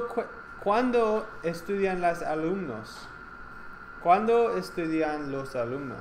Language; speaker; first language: Spanish; non-native, fluent; English